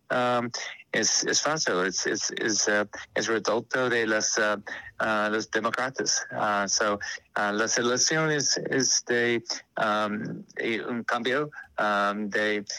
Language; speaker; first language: Spanish; non-native, learner; English